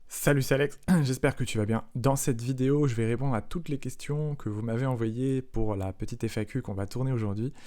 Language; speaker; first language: French; native; French